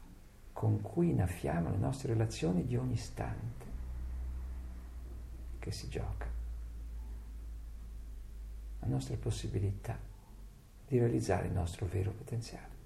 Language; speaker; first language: Italian; native; Italian